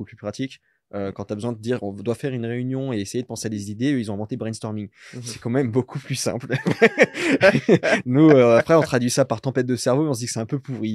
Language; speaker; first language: French; native; French